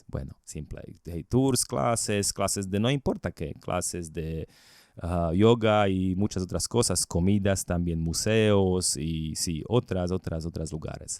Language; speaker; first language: Spanish; non-native, learner; Slovak